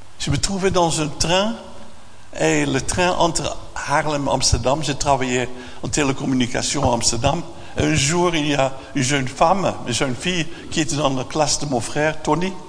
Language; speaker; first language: French; non-native, fluent; Dutch